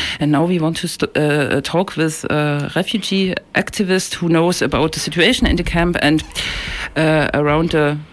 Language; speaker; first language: English; non-native, learner; German